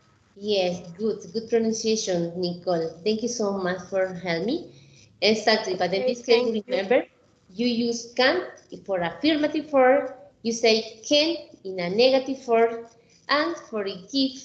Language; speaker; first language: English; non-native, fluent; Spanish